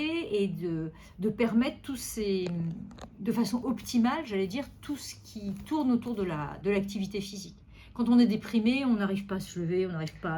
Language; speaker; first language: French; native; French